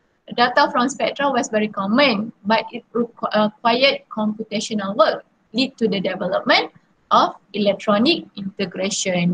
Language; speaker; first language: English; non-native, local second language; Malay